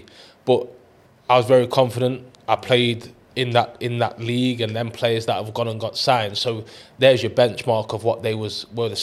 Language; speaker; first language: English; native; English